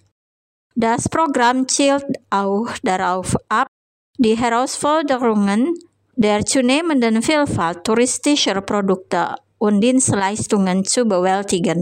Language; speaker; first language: German; non-native, fluent; Indonesian